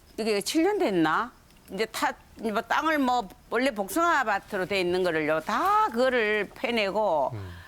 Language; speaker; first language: Korean; native; Korean